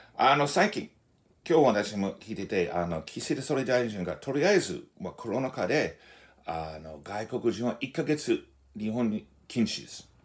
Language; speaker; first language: Japanese; non-native, fluent; English